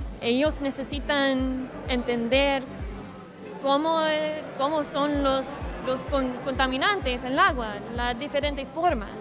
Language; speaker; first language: Spanish; non-native, learner; English